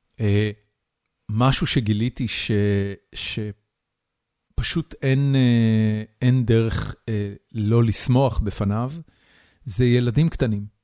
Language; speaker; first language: Hebrew; native; Hebrew